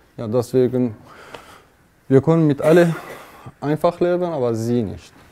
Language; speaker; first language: German; non-native, learner; Kurdish